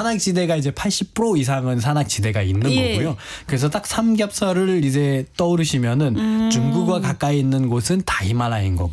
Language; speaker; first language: Korean; non-native, fluent; Nepali